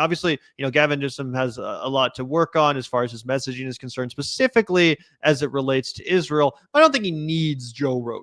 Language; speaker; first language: English; native; English